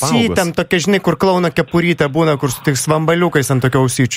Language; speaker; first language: Lithuanian; native; Lithuanian